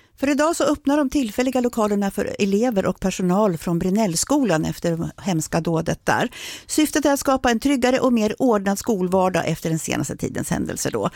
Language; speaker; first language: Swedish; native; Swedish